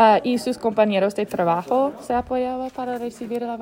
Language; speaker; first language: Spanish; non-native, learner; English